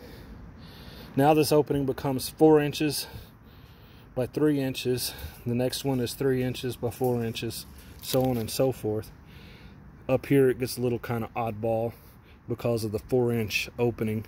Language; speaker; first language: English; native; English